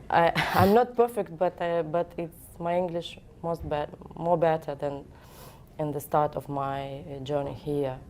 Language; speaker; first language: English; non-native, learner; Ukrainian